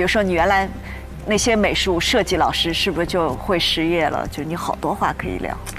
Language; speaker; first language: Chinese; native; Chinese